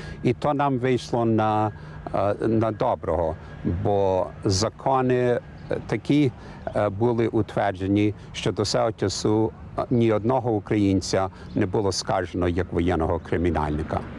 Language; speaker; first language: Ukrainian; early bilingual, heritage; English